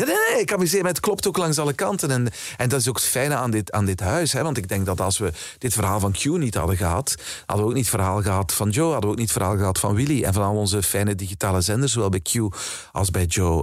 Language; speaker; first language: Dutch; native; Dutch